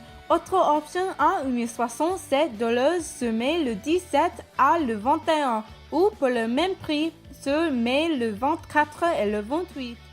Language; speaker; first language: French; non-native, learner; English